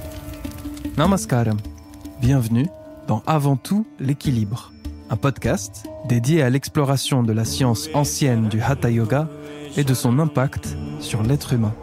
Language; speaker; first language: French; native; French